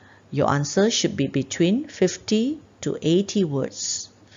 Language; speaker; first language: English; non-native, local second language; Chinese